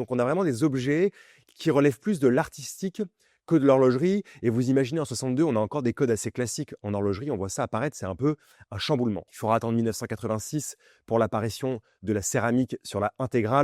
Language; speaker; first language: French; native; French